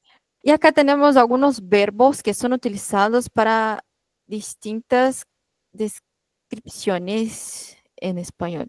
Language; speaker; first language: Spanish; non-native, fluent; Portuguese